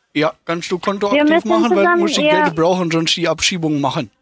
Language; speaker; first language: German; native; German